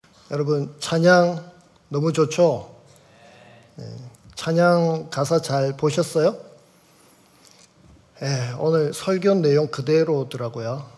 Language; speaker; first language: Korean; native; Korean